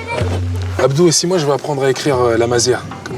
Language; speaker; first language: French; native; French